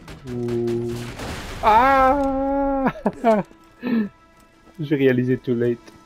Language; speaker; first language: French; native; French